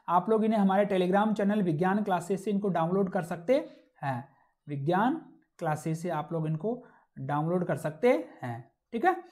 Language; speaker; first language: Hindi; native; Hindi